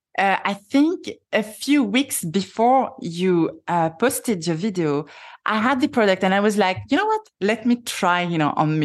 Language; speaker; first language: English; non-native, fluent; French